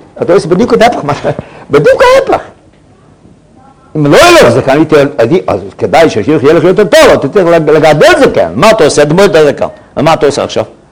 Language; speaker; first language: Hebrew; non-native, fluent; Yiddish